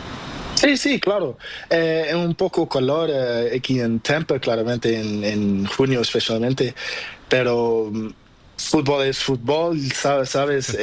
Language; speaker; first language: Spanish; non-native, learner; Portuguese